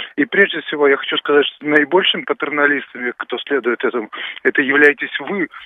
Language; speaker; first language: Russian; native; Russian